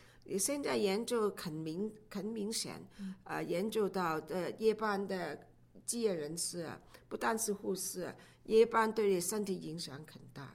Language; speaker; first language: Chinese; non-native, local second language; Cantonese